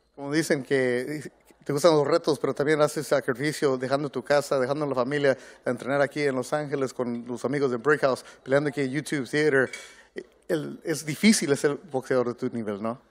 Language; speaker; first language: Spanish; non-native, learner; English